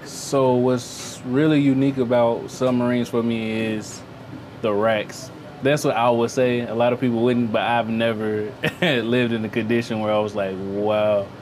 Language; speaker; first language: English; native; English